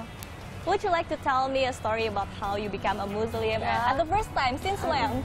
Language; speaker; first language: English; non-native, fluent; Indonesian